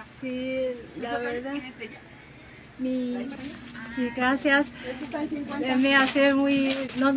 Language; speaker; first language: Spanish; non-native, learner; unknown